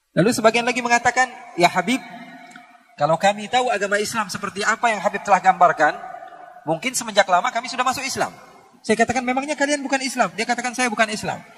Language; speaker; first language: Indonesian; native; Indonesian